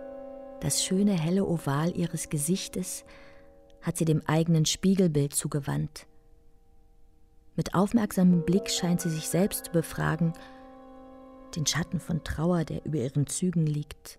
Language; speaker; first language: German; native; German